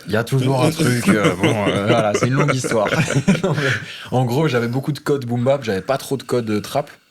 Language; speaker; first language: French; native; French